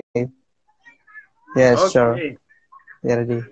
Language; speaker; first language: English; non-native, learner; Indonesian